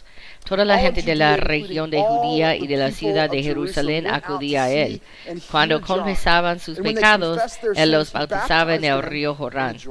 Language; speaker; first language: Spanish; non-native, fluent; English